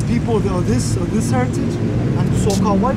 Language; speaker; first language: English; native; English